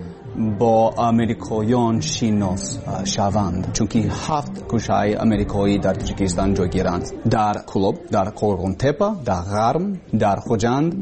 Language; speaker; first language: Persian; non-native, learner; English